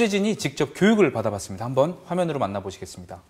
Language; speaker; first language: Korean; native; Korean